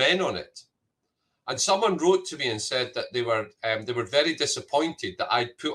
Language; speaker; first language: English; native; English